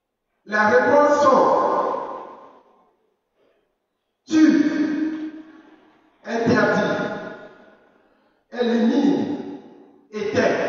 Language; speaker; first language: French; non-native, fluent; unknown